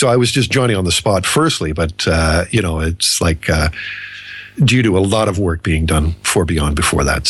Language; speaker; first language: English; native; English